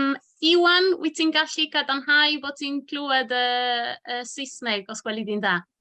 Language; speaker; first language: Welsh; non-native, fluent; Spanish